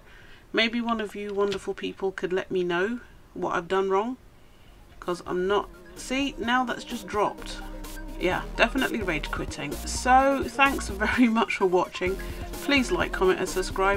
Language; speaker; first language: English; native; English